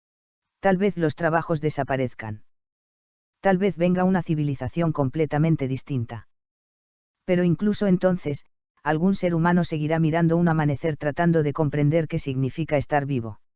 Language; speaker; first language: Spanish; native; Spanish